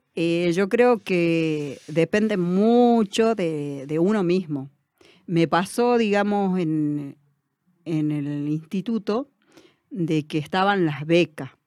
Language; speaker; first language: Spanish; native; Spanish